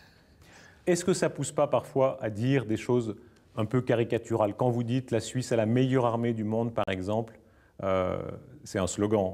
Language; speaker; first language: French; native; French